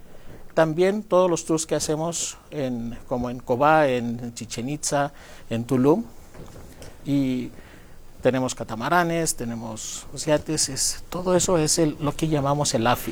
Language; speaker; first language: Spanish; non-native, fluent; Greek